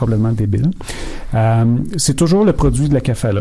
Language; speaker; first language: French; native; French